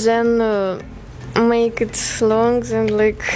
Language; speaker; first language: English; non-native, learner; Russian